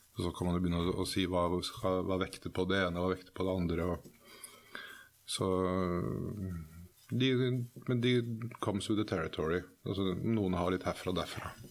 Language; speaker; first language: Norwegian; native; Norwegian